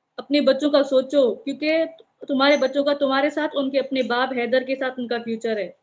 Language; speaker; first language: Urdu; non-native, local second language; Sindhi